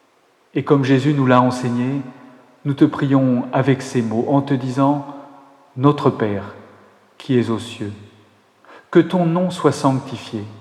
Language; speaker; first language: French; native; French